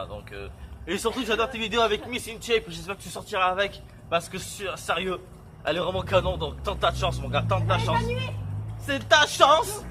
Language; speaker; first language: French; native; French